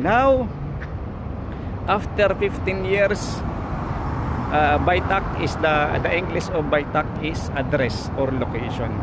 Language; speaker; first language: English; non-native, learner; Filipino